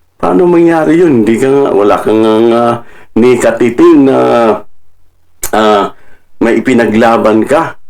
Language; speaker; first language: Filipino; non-native, local second language; Cebuano